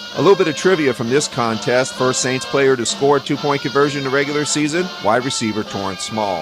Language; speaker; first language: English; native; English